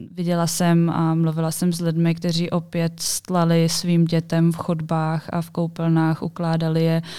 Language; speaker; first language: Czech; native; Czech